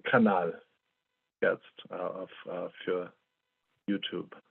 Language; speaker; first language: German; non-native, fluent; English